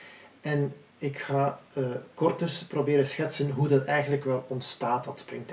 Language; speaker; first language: Dutch; native; Dutch